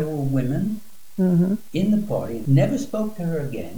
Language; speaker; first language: English; native; English